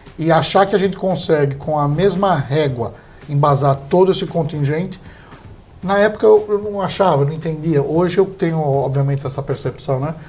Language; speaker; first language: Portuguese; early bilingual, heritage; English